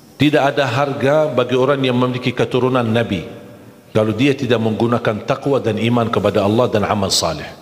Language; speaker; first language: Malay; non-native, fluent; Arabic